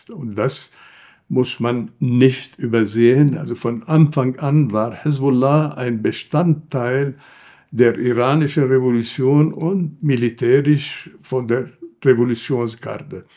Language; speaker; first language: German; non-native, fluent; Arabic